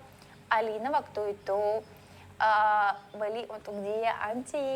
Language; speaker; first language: Indonesian; non-native, learner; Russian